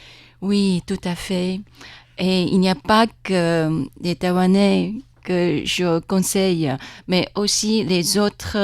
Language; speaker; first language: French; non-native, fluent; Chinese